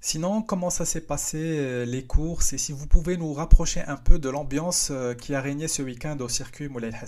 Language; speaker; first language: French; non-native, local second language; Arabic